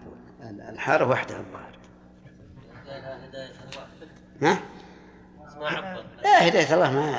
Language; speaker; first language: Arabic; native; Arabic